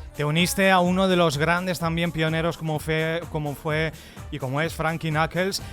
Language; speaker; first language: Spanish; native; Spanish